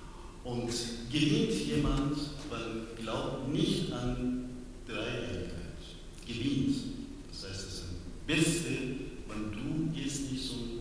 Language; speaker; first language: German; non-native, learner; Persian